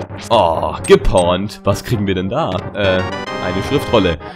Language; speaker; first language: German; native; German